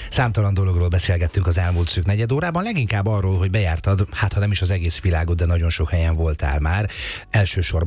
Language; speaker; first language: Hungarian; native; Hungarian